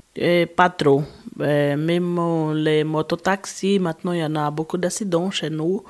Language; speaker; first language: French; non-native, learner; Portuguese